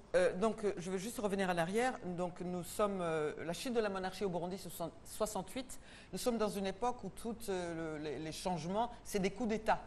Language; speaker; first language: French; non-native, local second language; Rundi